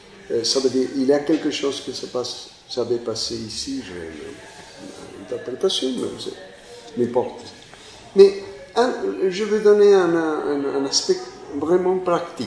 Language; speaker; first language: French; non-native, fluent; Spanish